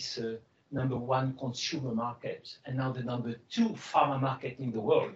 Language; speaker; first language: English; non-native, fluent; Arabic